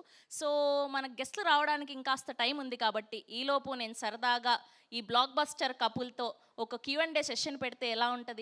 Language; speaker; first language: Telugu; native; Telugu